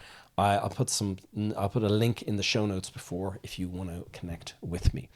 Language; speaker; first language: English; native; English